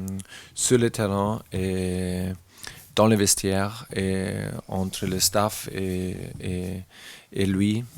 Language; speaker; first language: French; non-native, learner; German